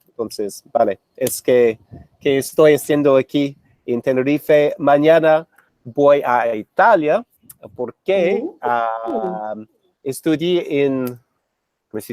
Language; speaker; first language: Spanish; non-native, fluent; English